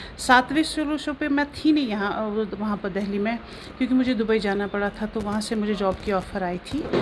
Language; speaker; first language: Urdu; non-native, local second language; Kashmiri